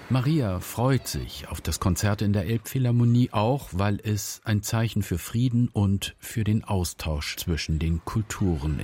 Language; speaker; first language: German; native; German